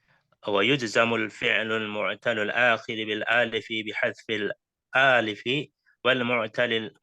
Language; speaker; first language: Arabic; non-native, learner; Indonesian